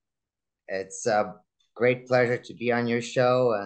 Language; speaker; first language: English; early bilingual, other home language; Russian